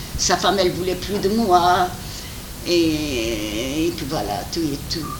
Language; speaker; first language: French; non-native, fluent; Armenian